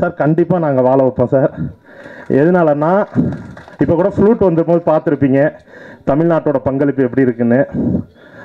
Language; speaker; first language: Tamil; native; Tamil